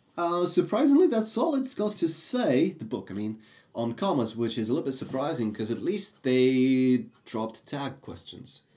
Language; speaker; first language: English; non-native, fluent; Russian